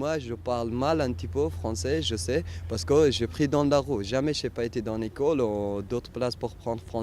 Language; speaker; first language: French; non-native, learner; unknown